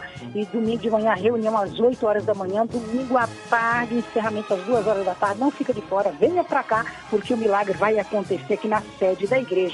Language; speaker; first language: Portuguese; native; Portuguese